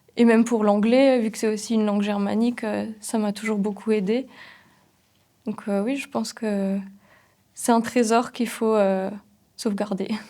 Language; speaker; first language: French; non-native, local second language; Swiss German